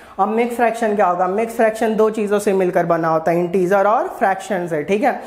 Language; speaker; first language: Hindi; native; Hindi